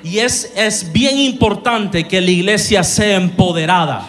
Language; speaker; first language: Spanish; native; Spanish